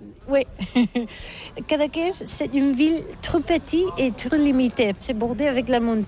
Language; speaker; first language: French; non-native, learner; Catalan